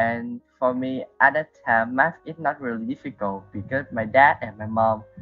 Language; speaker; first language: English; non-native, learner; Vietnamese